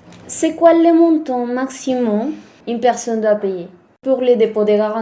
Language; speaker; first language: French; non-native, fluent; Spanish